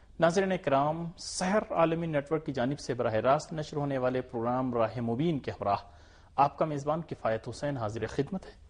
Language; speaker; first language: Urdu; native; Urdu